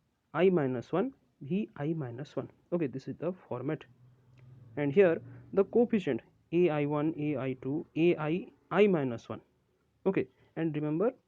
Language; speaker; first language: English; non-native, local second language; Odia